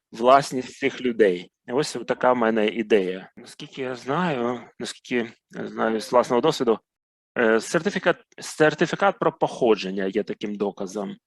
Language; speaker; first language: Ukrainian; non-native, fluent; Arabic